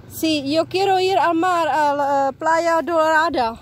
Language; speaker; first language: Spanish; non-native, learner; Czech